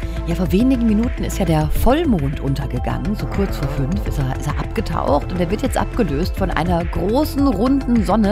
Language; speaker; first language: German; native; German